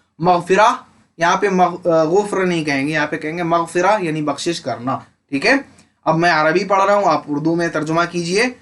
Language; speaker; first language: Urdu; native; Urdu